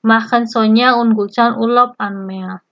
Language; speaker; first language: German; non-native, fluent; Indonesian